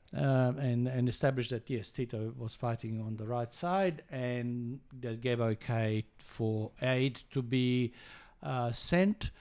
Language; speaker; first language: English; early bilingual, other home language; Croatian